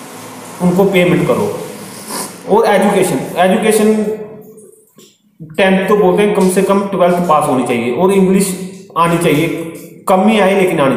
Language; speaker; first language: Hindi; native; Hindi